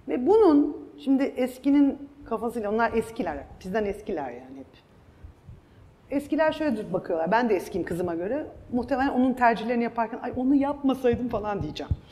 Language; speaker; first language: Turkish; native; Turkish